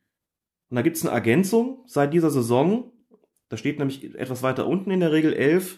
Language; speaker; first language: German; native; German